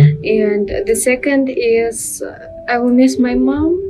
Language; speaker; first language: English; non-native, learner; Russian